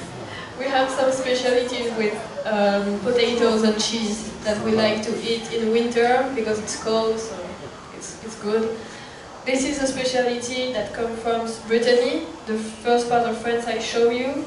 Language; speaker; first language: English; non-native, fluent; French